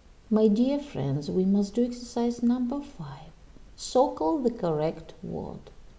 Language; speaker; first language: English; non-native, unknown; Russian